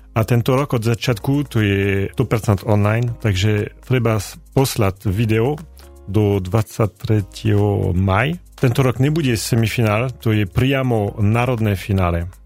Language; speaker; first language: Slovak; non-native, learner; French